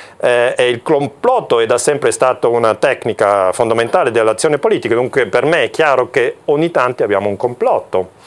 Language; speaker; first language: Italian; non-native, local second language; German